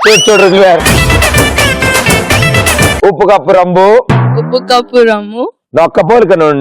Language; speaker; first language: Telugu; native; Telugu